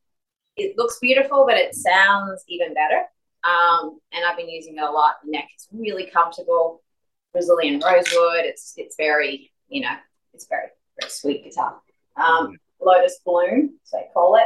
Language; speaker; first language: English; native; English